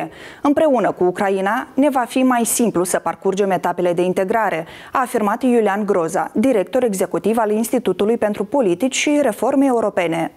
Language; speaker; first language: Romanian; native; Romanian